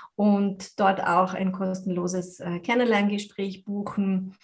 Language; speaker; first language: German; non-native, fluent; French